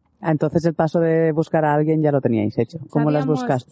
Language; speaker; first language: Spanish; native; Spanish